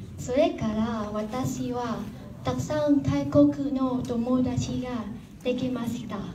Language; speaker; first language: Japanese; non-native, learner; Vietnamese